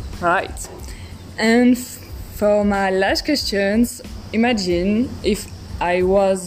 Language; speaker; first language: English; non-native, learner; French